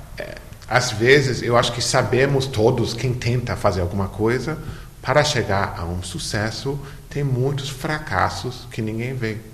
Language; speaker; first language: Portuguese; non-native, fluent; English